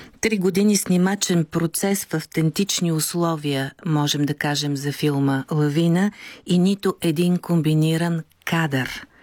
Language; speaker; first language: Bulgarian; native; Bulgarian